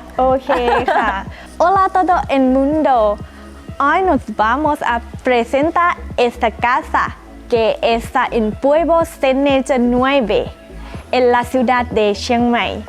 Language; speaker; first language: Spanish; non-native, learner; Thai